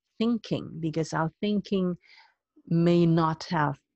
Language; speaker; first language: English; non-native, local second language; Cantonese